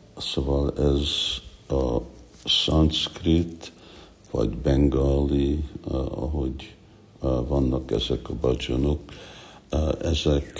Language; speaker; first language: Hungarian; non-native, learner; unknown